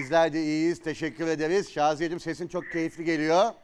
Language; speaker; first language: Turkish; native; Turkish